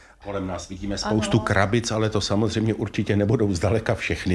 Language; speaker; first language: Czech; native; Czech